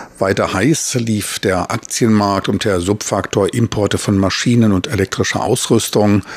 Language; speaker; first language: German; native; German